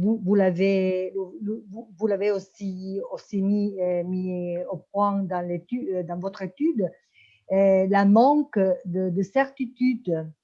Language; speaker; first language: French; non-native, fluent; Italian